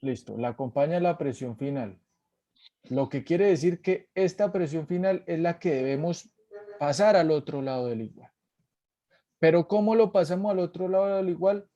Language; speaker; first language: Spanish; native; Spanish